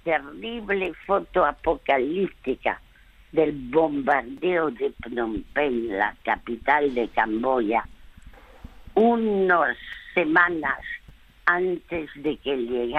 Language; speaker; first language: Spanish; early bilingual, other home language; French